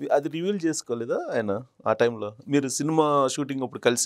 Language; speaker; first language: Telugu; native; Telugu